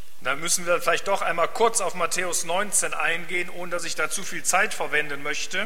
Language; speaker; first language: German; native; German